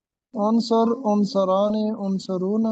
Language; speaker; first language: Arabic; non-native, learner; Urdu